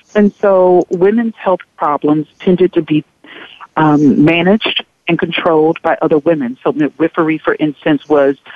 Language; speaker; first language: English; native; English